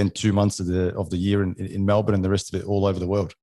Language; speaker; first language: English; non-native, fluent; French